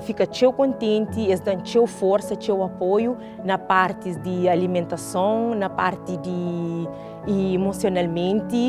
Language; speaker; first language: Portuguese; non-native, local second language; Kabuverdianu